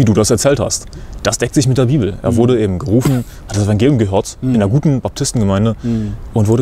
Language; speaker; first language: German; native; German